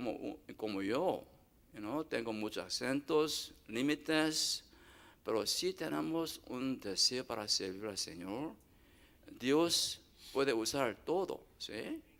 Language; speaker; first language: Spanish; non-native, learner; Korean